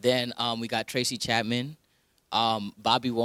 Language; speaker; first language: English; early bilingual, other home language; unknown